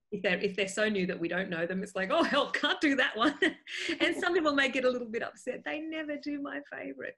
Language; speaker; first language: English; native; English